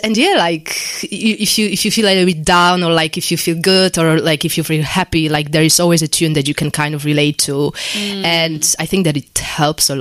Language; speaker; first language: English; non-native, fluent; Polish